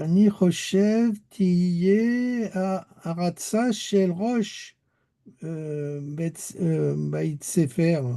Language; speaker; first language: Hebrew; non-native, learner; French